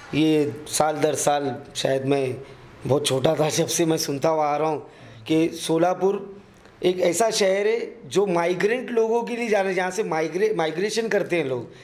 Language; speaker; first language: Hindi; non-native, local second language; Urdu